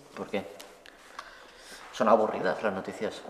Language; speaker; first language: Spanish; native; Spanish